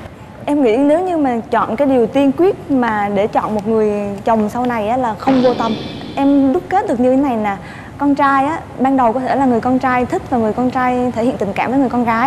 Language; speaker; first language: Vietnamese; native; Vietnamese